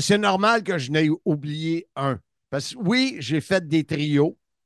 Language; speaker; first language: French; native; French